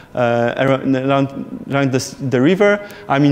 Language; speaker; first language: English; non-native, fluent; Polish